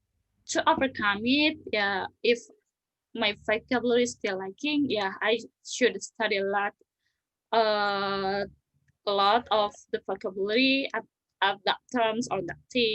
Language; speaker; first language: English; non-native, learner; Indonesian